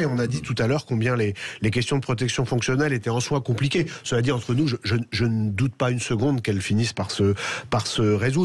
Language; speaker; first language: French; native; French